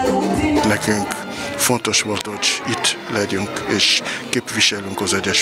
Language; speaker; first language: Hungarian; non-native, fluent; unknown